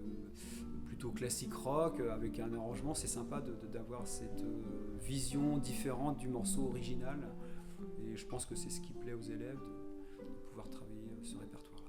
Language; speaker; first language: French; native; French